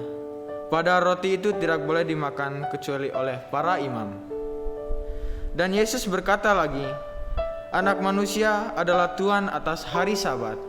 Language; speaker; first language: Indonesian; native; Indonesian